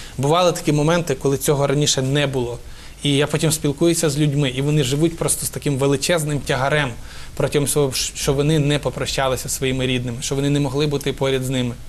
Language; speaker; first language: Ukrainian; native; Ukrainian